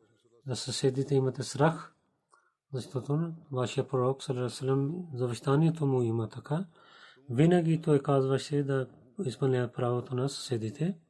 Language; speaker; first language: Bulgarian; non-native, fluent; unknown